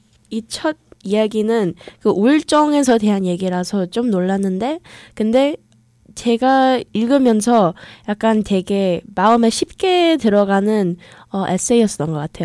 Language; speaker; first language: Korean; early bilingual, heritage; English